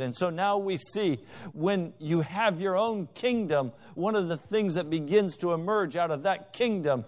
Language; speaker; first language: English; native; English